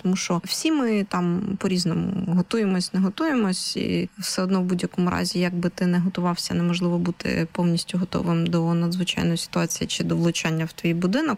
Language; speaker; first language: Ukrainian; native; Ukrainian